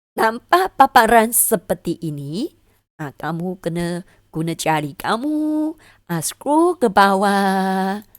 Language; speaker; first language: Malay; non-native, local second language; Chinese